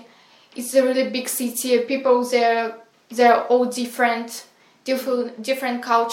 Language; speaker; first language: English; non-native, fluent; Ukrainian